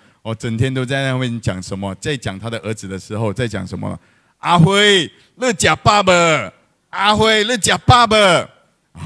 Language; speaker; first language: Chinese; native; Chinese